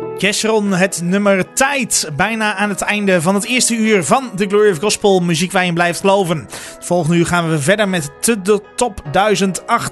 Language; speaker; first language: Dutch; native; Dutch